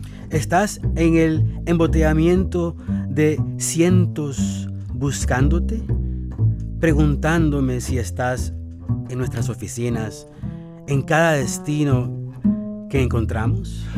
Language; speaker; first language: Spanish; early bilingual, heritage; Spanish